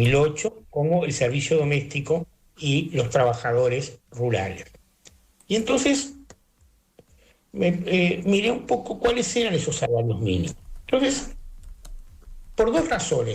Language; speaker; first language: Spanish; native; Spanish